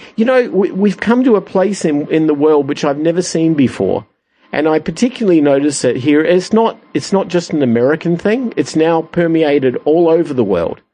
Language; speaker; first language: English; native; English